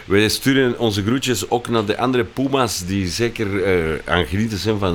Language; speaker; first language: Dutch; non-native, fluent; Spanish